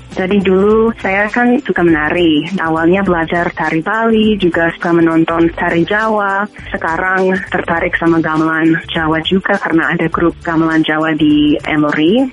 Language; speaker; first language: Indonesian; non-native, fluent; English